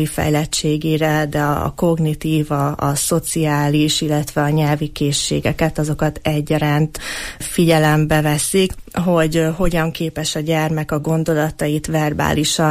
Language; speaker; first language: Hungarian; native; Hungarian